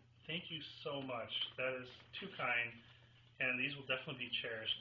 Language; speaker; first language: English; native; English